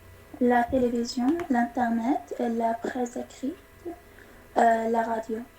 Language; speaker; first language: French; non-native, learner; Arabic